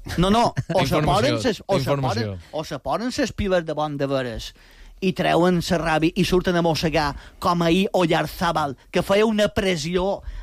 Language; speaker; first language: Catalan; native; Catalan